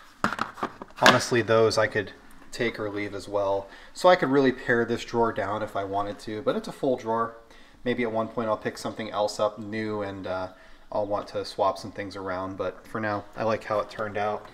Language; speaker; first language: English; native; English